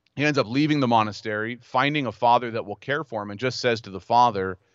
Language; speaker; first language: English; native; English